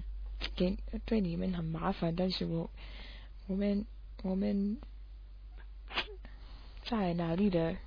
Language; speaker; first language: Chinese; non-native, learner; English